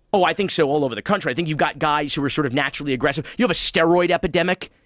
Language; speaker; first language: English; native; English